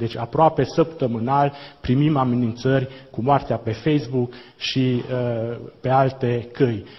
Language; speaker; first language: Romanian; non-native, local second language; Hungarian